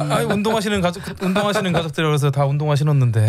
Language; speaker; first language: Korean; native; Korean